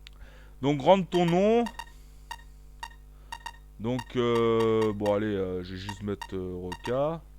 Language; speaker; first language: French; native; French